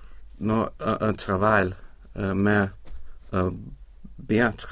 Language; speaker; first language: French; non-native, learner; Swedish